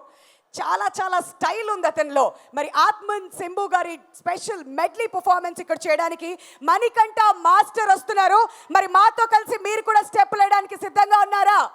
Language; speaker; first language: Telugu; native; Telugu